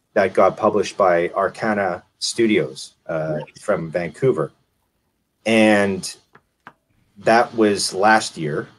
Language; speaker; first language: English; native; English